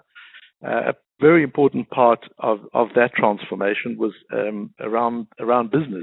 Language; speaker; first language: English; native; English